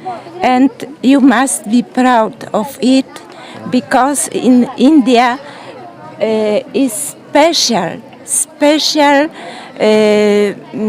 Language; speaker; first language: English; non-native, learner; Polish